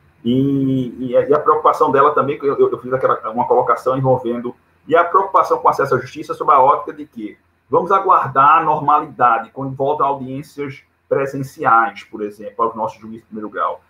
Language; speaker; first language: Portuguese; native; Portuguese